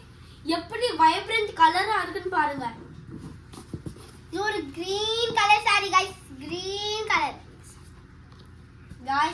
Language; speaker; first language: Tamil; early bilingual, heritage; Tamil